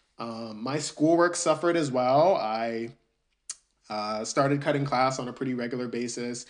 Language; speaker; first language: English; early bilingual, other home language; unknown